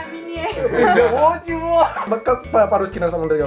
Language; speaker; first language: Russian; non-native, learner; Indonesian